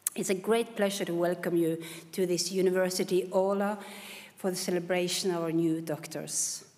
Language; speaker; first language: English; non-native, fluent; Norwegian